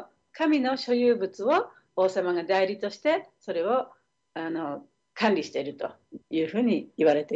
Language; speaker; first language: Japanese; native; Japanese